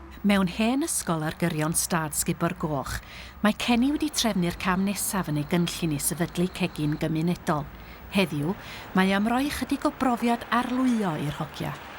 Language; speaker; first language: Welsh; native; Welsh